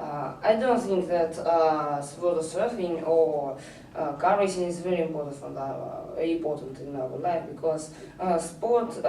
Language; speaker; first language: English; non-native, learner; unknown